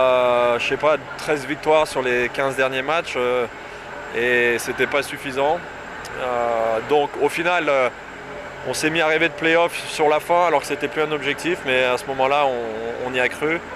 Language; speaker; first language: French; native; French